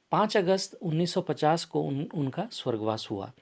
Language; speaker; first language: Hindi; non-native, local second language; Assamese